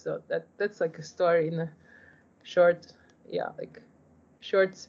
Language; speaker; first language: English; non-native, fluent; Polish